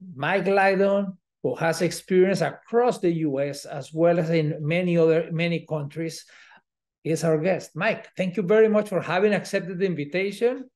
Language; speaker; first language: English; non-native, fluent; Spanish